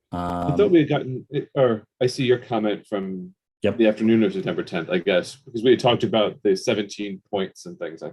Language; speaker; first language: English; native; English